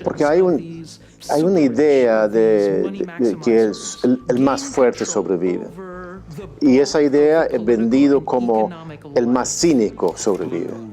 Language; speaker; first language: Spanish; non-native, fluent; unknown